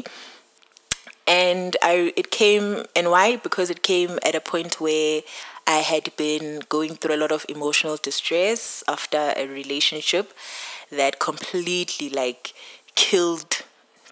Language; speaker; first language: English; non-native, local second language; Zulu